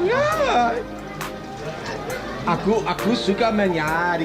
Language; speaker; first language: Indonesian; non-native, learner; English